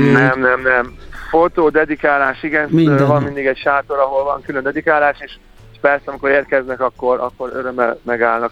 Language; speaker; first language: Hungarian; native; Hungarian